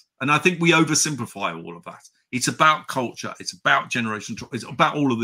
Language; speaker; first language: English; native; English